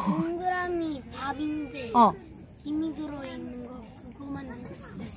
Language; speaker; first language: Korean; early bilingual, other home language; English